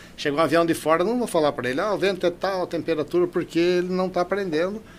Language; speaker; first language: Portuguese; native; Portuguese